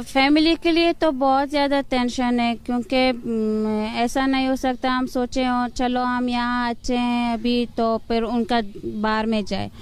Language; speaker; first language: Hindi; non-native, fluent; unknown